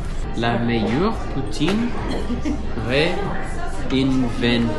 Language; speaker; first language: French; non-native, learner; English